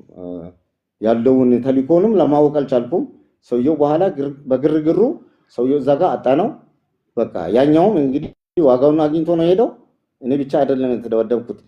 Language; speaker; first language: Amharic; non-native, local second language; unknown